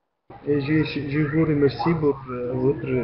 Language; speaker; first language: French; non-native, learner; Arabic